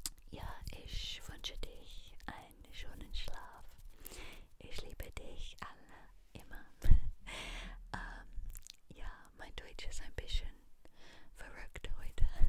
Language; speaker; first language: German; non-native, learner; English